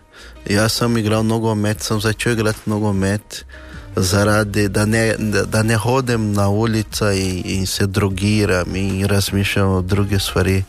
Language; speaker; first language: Slovenian; non-native, learner; Portuguese